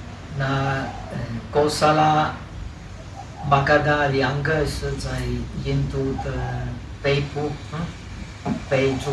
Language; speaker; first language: Chinese; non-native, fluent; Czech